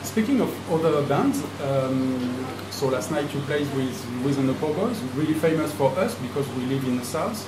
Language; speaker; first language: English; non-native, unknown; French